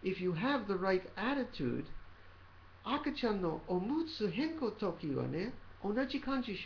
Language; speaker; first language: Japanese; non-native, learner; English